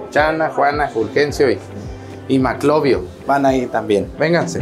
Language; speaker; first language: Spanish; native; Spanish